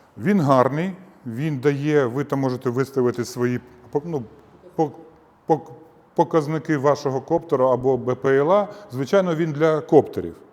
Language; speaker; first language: Ukrainian; non-native, local second language; Russian